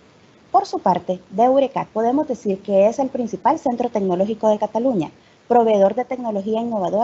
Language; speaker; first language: Spanish; native; Spanish